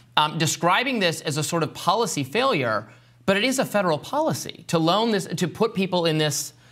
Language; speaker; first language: English; native; English